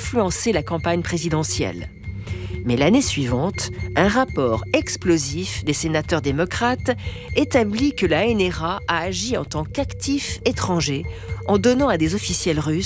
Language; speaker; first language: French; native; French